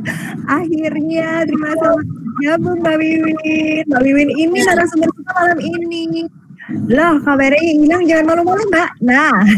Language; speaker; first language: Indonesian; native; Indonesian